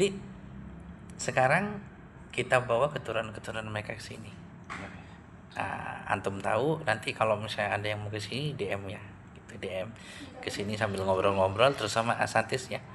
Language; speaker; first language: Indonesian; native; Indonesian